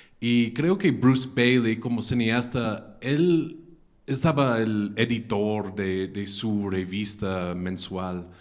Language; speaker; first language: Spanish; non-native, fluent; English